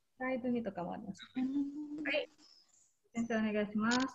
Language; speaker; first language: Indonesian; native; Indonesian